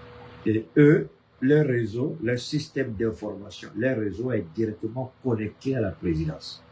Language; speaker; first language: French; native; French